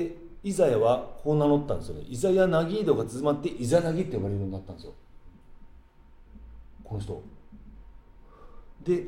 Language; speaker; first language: Japanese; native; Japanese